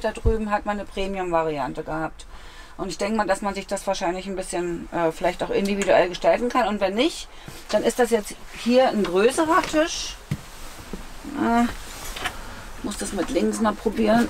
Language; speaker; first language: German; native; German